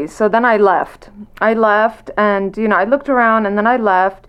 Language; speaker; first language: English; non-native, local second language; Persian